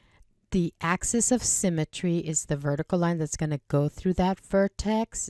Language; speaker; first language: English; native; English